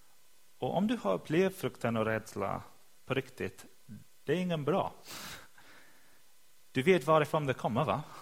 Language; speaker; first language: Swedish; non-native, fluent; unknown